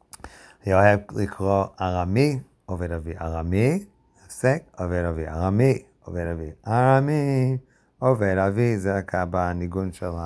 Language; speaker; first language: Hebrew; non-native, fluent; English